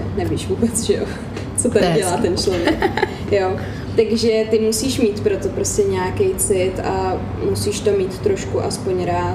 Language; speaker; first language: Czech; native; Czech